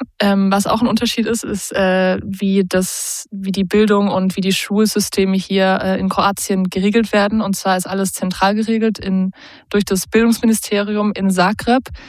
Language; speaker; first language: German; native; German